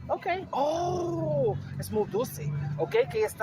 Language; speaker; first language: Spanish; non-native, learner; English